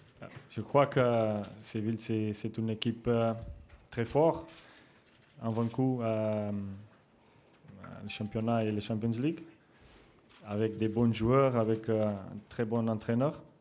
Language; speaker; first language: French; non-native, fluent; Portuguese